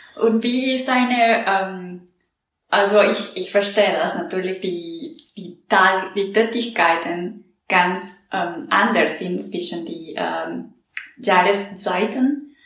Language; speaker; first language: German; non-native, learner; Spanish